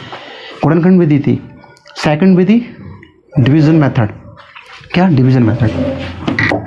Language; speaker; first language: Hindi; native; Hindi